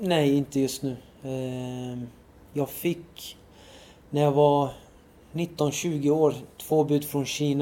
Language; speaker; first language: Swedish; early bilingual, other home language; Arabic